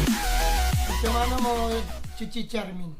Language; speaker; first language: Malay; non-native, learner; Filipino